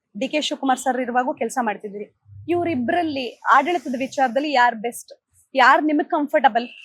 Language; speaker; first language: Kannada; native; Kannada